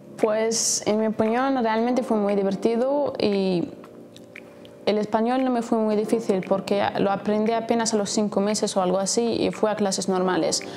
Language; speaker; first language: Spanish; non-native, fluent; Arabic